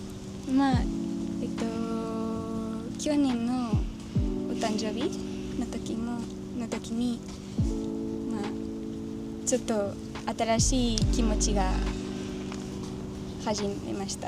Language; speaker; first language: Japanese; non-native, learner; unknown